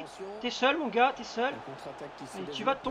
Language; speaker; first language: French; native; French